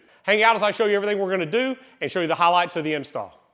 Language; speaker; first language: English; native; English